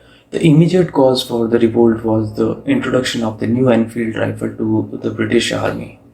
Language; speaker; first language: English; non-native, local second language; Hindi